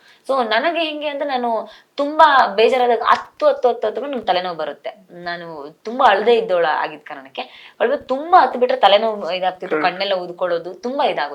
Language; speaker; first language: Kannada; native; Kannada